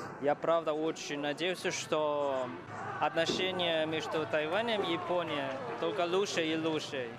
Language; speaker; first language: Russian; non-native, fluent; Chinese